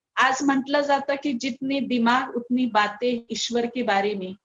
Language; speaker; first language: Hindi; non-native, local second language; Marathi